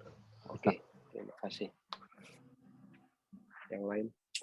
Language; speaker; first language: Indonesian; native; Indonesian